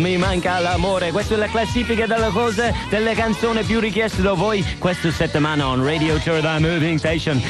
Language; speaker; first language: Italian; non-native, fluent; English